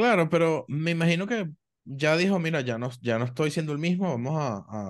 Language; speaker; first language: Spanish; native; Spanish